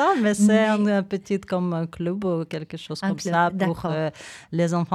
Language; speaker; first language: French; non-native, learner; Ukrainian